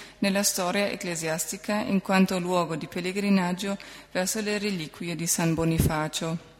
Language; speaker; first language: Italian; non-native, fluent; German